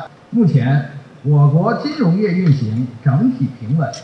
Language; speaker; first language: Chinese; native; Chinese